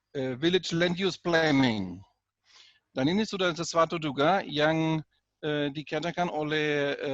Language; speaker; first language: Indonesian; non-native, fluent; German